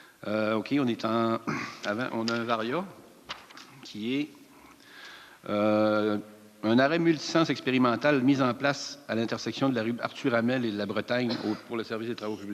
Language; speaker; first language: French; native; French